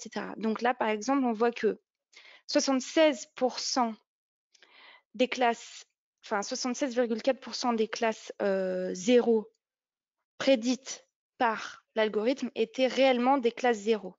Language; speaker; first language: French; native; French